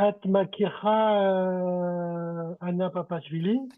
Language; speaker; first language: Hebrew; non-native, learner; French